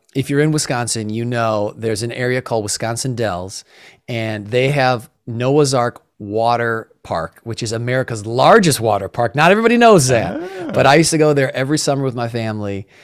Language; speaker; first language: English; native; English